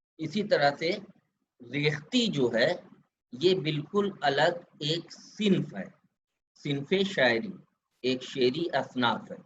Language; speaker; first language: Urdu; native; Urdu